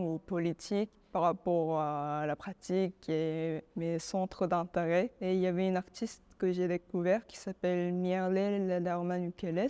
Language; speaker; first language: French; non-native, fluent; Korean